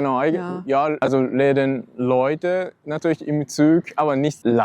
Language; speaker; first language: German; non-native, learner; Japanese